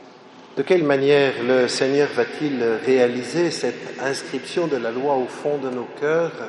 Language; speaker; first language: French; native; French